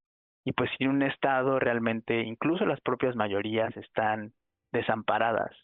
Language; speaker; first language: Spanish; native; Spanish